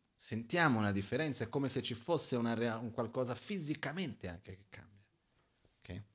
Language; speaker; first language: Italian; non-native, fluent; Portuguese